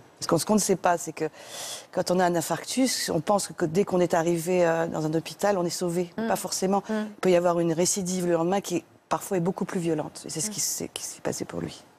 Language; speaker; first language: French; native; French